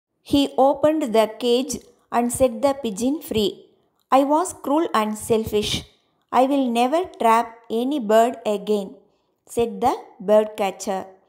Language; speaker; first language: English; non-native, local second language; Tamil